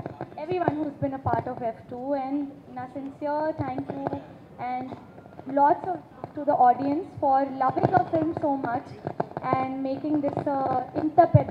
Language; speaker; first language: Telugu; non-native, learner; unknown